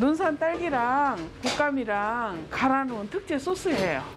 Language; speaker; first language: Korean; native; Korean